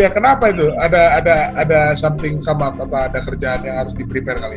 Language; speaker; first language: Indonesian; native; Indonesian